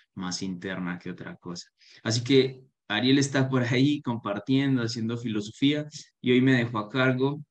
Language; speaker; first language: Spanish; native; Spanish